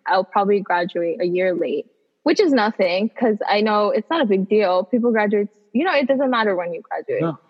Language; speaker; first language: English; native; English